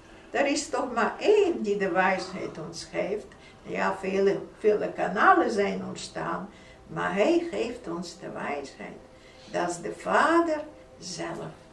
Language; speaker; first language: Dutch; non-native, fluent; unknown